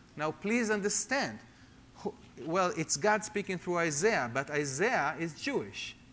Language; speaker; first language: English; non-native, fluent; Hebrew